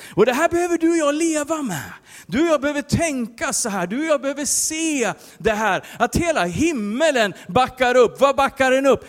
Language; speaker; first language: Swedish; native; Swedish